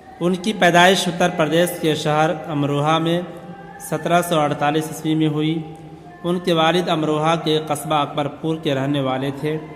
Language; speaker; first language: Urdu; native; Urdu